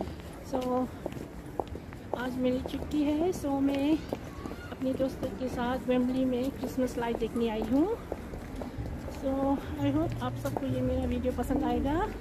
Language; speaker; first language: Hindi; non-native, local second language; Tibetan